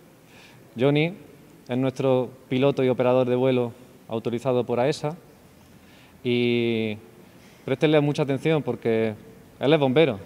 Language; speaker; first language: Spanish; native; Spanish